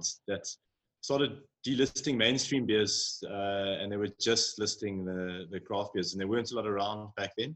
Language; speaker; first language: English; native; English